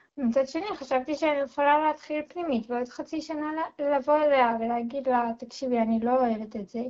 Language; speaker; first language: Hebrew; non-native, local second language; Arabic